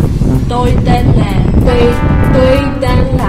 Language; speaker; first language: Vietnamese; non-native, learner; Burmese